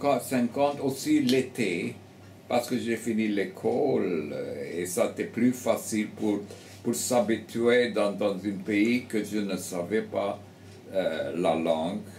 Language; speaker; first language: French; early bilingual, heritage; French